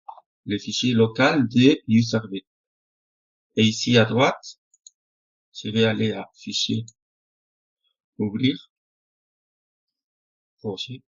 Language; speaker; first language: French; non-native, fluent; Spanish